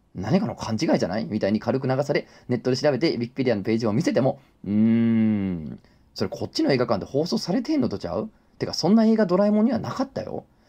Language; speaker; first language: Japanese; native; Japanese